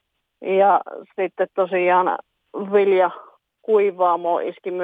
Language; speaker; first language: Finnish; native; Finnish